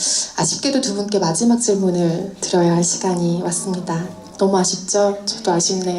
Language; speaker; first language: Korean; native; Korean